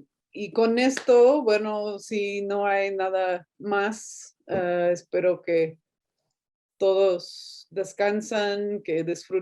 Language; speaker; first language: Spanish; non-native, fluent; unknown